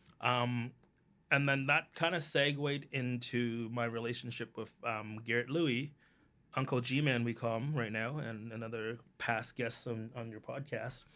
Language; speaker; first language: English; early bilingual, other home language; Cantonese